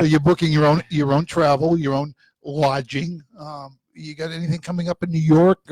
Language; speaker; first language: English; native; English